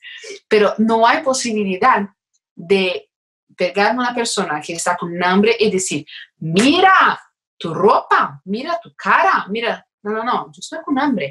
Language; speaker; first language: Spanish; non-native, fluent; Portuguese